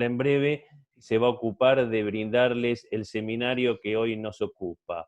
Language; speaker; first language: Spanish; native; Spanish